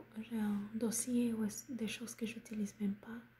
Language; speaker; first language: French; non-native, fluent; Spanish